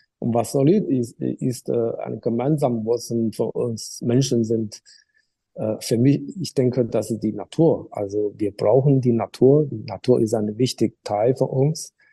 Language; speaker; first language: German; non-native, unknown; Chinese